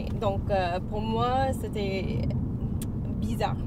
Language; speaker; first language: French; non-native, learner; English